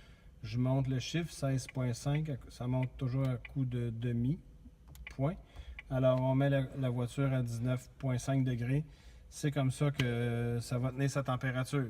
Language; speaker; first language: French; native; French